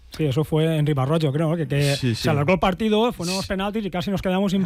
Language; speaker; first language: Catalan; native; Catalan